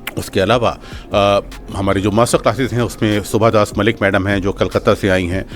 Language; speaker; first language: Hindi; native; Hindi